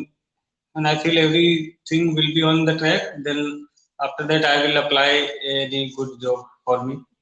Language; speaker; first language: English; non-native, learner; Hindi